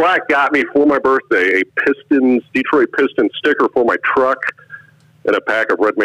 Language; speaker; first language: English; native; English